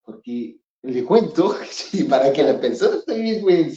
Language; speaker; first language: Spanish; non-native, fluent; Haitian Creole